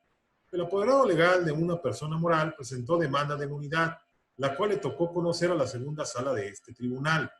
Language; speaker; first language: Spanish; native; Spanish